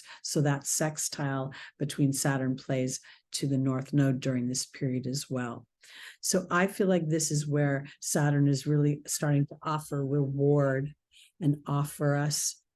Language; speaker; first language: English; native; English